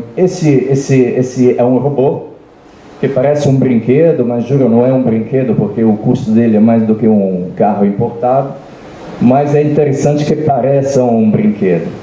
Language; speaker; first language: Portuguese; non-native, fluent; Italian